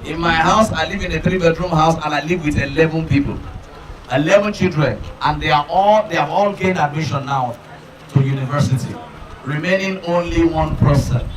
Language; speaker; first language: English; non-native, local second language; Yoruba